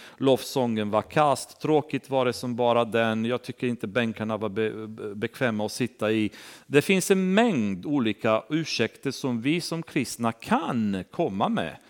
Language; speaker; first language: Swedish; non-native, fluent; Romanian